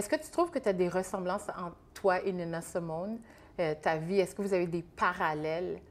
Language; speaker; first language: French; native; French